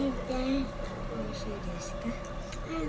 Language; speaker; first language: Japanese; non-native, fluent; Filipino